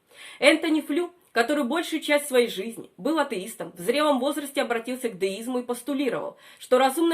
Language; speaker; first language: Russian; native; Russian